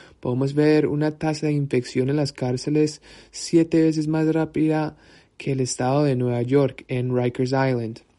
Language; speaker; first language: Spanish; early bilingual, heritage; Spanish